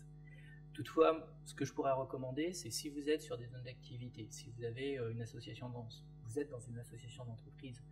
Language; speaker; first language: French; native; French